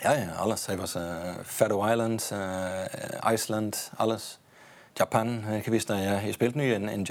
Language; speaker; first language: Dutch; non-native, fluent; Danish